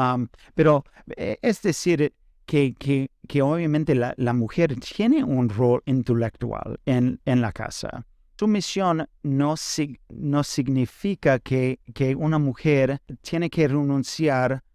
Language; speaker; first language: Spanish; non-native, fluent; English